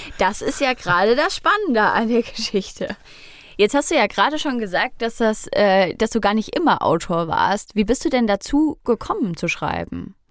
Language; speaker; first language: German; native; German